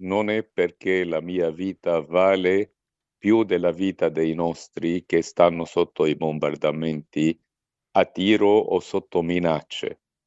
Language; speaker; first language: Italian; non-native, fluent; Arabic